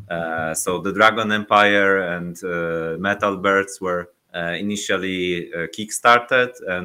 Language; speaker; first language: English; non-native, learner; Polish